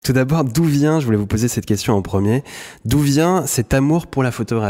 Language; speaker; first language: French; native; French